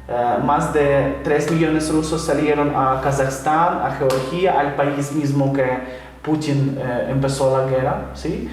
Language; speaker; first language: Spanish; non-native, fluent; Ukrainian